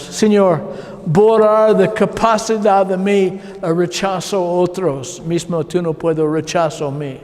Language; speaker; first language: Spanish; non-native, learner; English